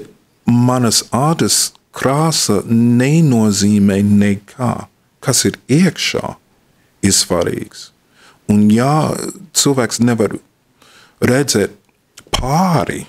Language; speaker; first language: Latvian; non-native, fluent; English